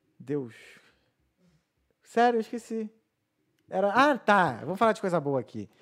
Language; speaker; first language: Portuguese; native; Portuguese